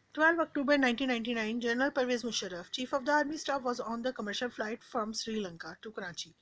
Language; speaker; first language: English; non-native, local second language; Urdu